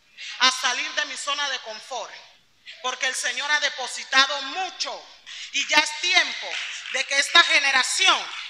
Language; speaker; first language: Spanish; native; Spanish